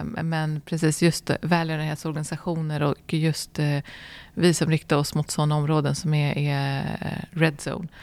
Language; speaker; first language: Swedish; early bilingual, other home language; Arabic